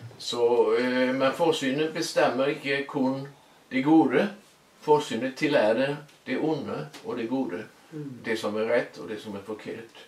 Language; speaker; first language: Swedish; native; Swedish